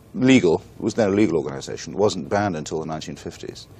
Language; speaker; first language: English; native; English